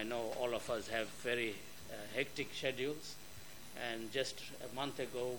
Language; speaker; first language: English; native; English